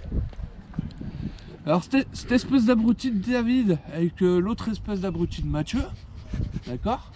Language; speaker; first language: French; native; French